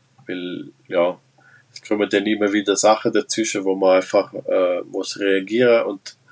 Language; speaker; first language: German; non-native, local second language; Romansh